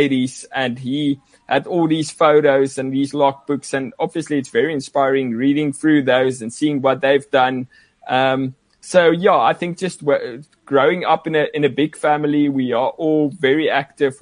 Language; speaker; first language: English; non-native, local second language; Afrikaans